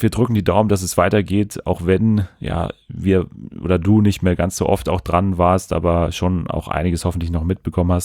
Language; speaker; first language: German; native; German